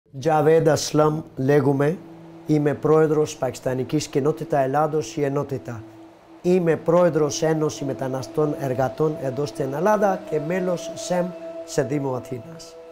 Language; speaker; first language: Greek; non-native, fluent; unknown